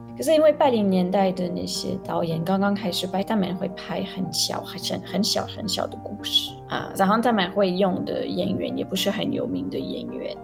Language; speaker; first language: Chinese; non-native, fluent; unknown